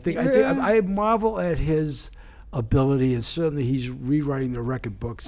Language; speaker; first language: English; native; English